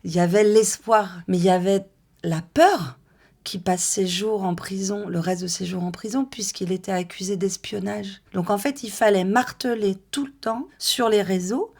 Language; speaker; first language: French; native; French